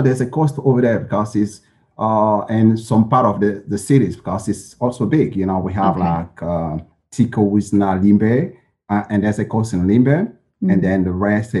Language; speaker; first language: English; non-native, local second language; French